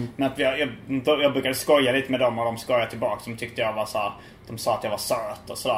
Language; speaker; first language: Swedish; native; Swedish